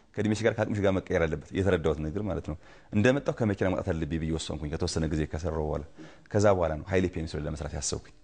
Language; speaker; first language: Amharic; native; Amharic